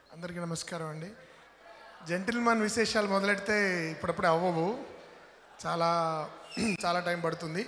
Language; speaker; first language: Telugu; native; Telugu